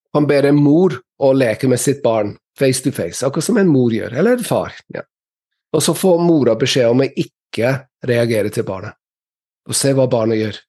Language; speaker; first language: Norwegian; non-native, fluent; English